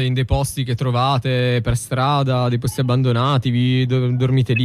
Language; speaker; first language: Italian; native; Italian